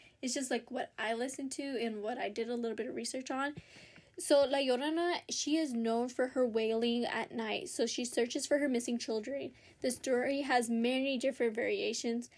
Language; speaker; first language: English; early bilingual, other home language; Spanish